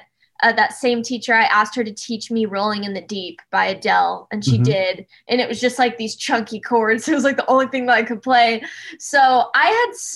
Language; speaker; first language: English; native; English